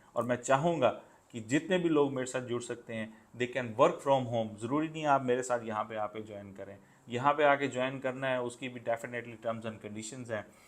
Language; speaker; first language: Urdu; non-native, local second language; Punjabi